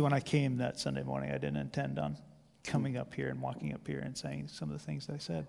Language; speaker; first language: English; native; English